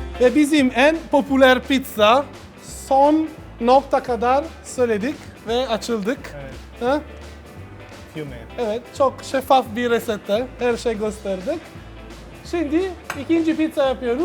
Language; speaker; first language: Turkish; non-native, learner; Italian